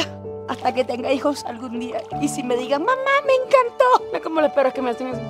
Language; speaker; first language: Spanish; native; Spanish